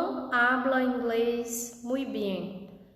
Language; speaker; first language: Spanish; non-native, fluent; Portuguese